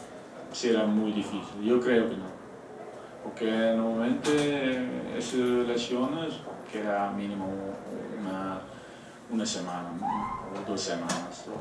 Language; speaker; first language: Spanish; non-native, fluent; Dutch